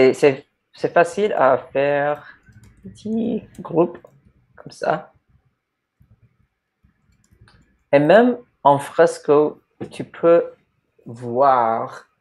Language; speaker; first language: French; non-native, learner; English